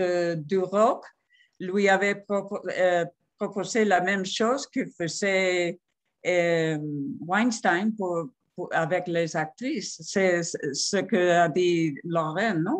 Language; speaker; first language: French; non-native, fluent; Spanish